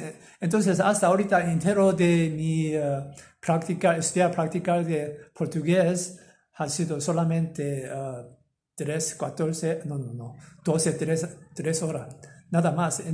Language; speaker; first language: Spanish; non-native, learner; Korean